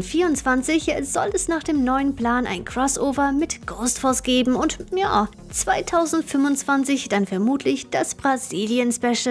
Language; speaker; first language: German; native; German